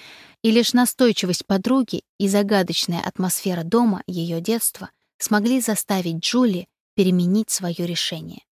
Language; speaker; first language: Russian; native; Russian